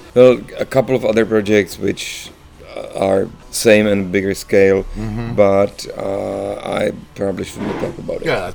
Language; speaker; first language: English; non-native, fluent; Czech